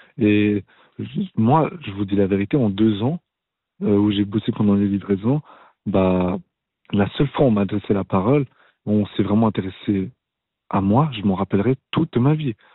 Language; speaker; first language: French; native; French